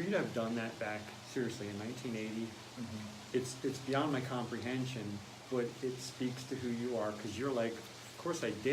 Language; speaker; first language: English; native; English